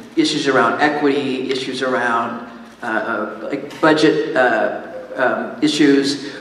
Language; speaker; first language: English; native; English